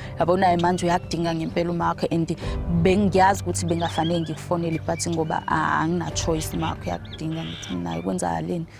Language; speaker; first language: Zulu; native; Zulu